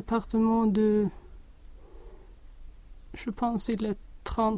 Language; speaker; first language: French; non-native, learner; Swedish